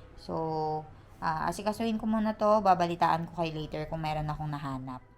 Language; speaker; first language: Filipino; non-native, local second language; Cebuano